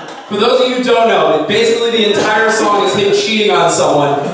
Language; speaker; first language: English; native; English